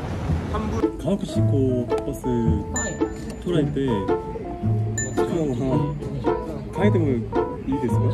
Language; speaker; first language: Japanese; non-native, learner; Korean